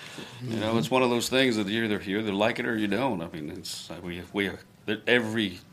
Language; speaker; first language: English; native; English